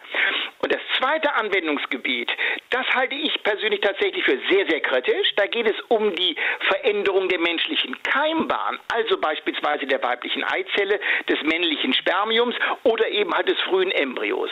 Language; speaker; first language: German; native; German